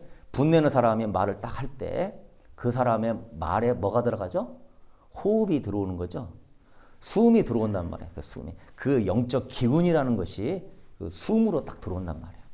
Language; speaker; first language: Korean; native; Korean